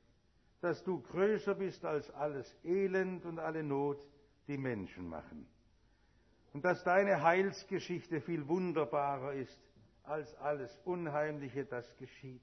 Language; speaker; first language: German; native; German